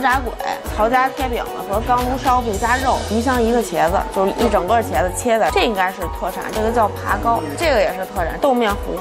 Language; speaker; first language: Chinese; native; Chinese